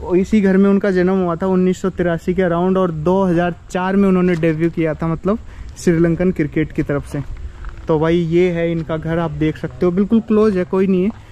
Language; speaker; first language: Hindi; native; Hindi